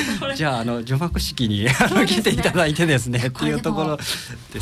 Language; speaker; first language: Japanese; native; Japanese